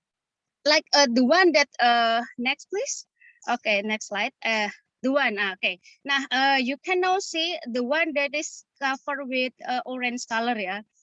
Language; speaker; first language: English; non-native, fluent; Indonesian